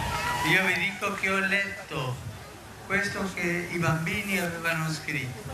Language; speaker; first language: Italian; early bilingual, heritage; Spanish